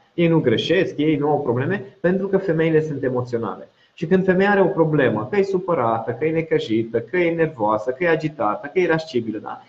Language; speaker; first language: Romanian; non-native, local second language; Hungarian